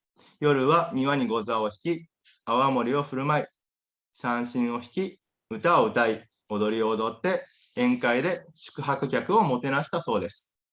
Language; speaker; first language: Japanese; native; Japanese